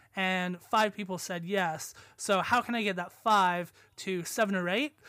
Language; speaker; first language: English; native; English